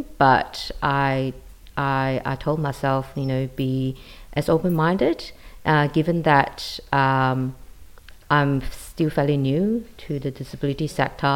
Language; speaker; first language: English; non-native, local second language; Cantonese